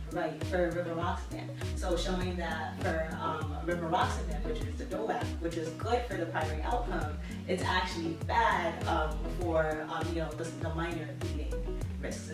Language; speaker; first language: English; native; English